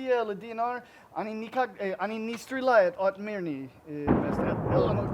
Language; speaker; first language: Russian; non-native, learner; English